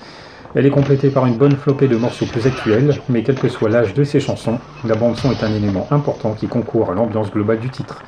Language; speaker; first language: French; native; French